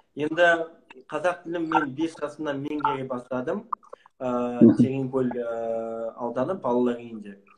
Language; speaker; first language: Kazakh; non-native, local second language; Russian